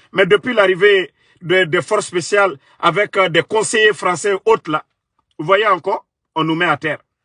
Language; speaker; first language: French; non-native, local second language; Mandingo